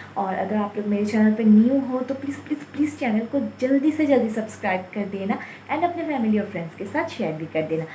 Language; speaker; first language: Hindi; non-native, local second language; Bangla